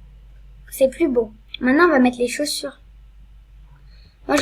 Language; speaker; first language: French; native; French